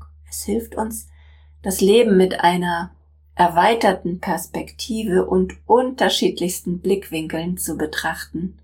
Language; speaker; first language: German; native; German